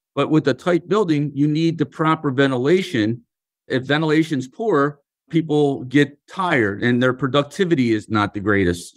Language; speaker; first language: English; native; English